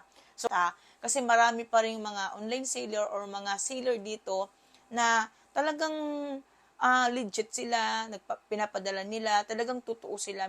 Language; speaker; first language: Filipino; native; Filipino